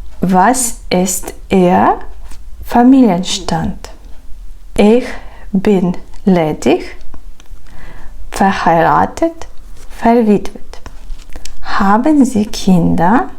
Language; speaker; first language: German; non-native, fluent; Ukrainian